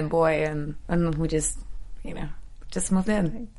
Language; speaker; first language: English; early bilingual, other home language; Polish